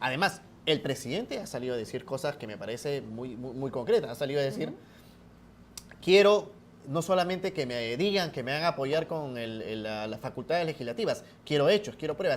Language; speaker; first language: Spanish; native; Spanish